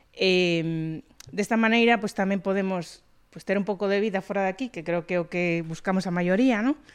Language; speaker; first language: Galician; non-native, local second language; Spanish